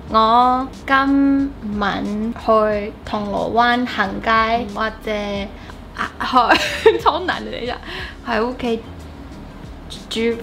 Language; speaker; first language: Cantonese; non-native, learner; Chinese